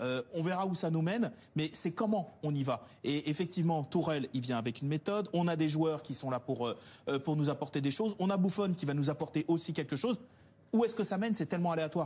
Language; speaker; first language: French; native; French